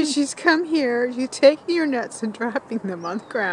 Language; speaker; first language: English; native; English